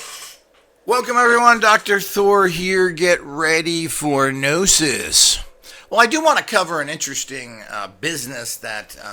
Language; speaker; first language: English; native; English